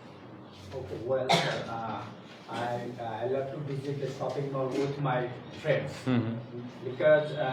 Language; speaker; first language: English; non-native, learner; Bangla